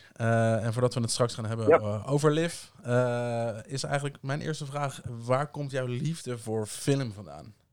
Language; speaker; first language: Dutch; native; Dutch